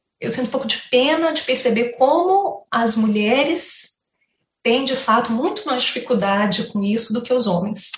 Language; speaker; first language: Portuguese; native; Portuguese